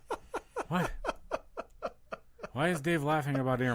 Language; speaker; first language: English; native; English